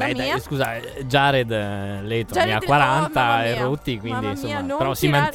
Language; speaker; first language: Italian; native; Italian